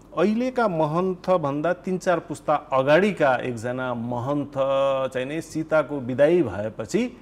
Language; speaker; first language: Nepali; non-native, local second language; Maithili